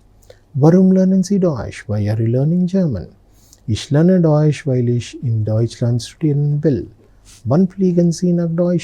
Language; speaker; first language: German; non-native, fluent; Telugu